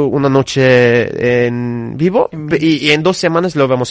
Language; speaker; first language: Spanish; non-native, fluent; Turkish